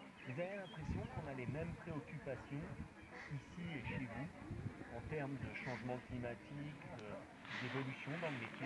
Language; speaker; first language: French; native; French